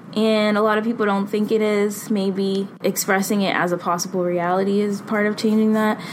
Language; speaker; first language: English; native; English